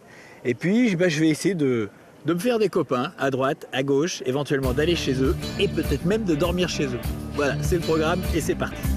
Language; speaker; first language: French; native; French